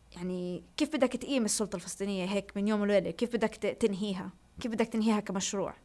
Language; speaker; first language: Arabic; early bilingual, heritage; Arabic